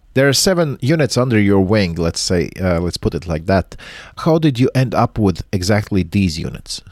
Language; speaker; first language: English; non-native, fluent; Latvian